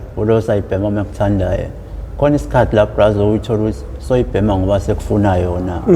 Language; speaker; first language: Zulu; native; Zulu